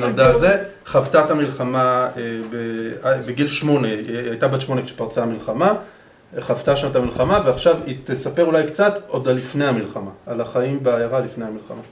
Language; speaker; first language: Hebrew; native; Hebrew